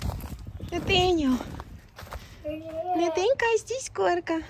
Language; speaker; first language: Russian; native; Russian